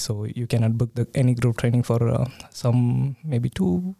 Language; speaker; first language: English; non-native, local second language; Tamil